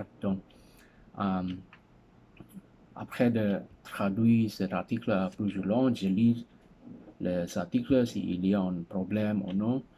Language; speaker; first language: French; non-native, learner; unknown